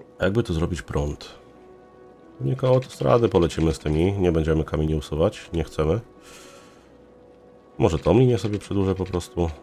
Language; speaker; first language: Polish; native; Polish